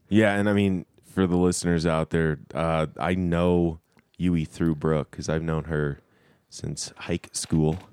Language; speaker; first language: English; native; English